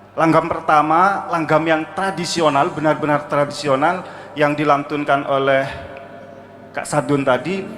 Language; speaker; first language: Indonesian; non-native, local second language; Madurese